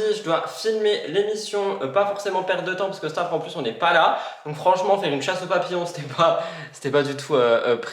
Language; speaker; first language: French; native; French